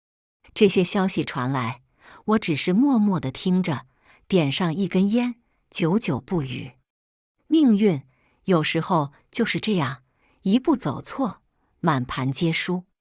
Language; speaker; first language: Chinese; native; Chinese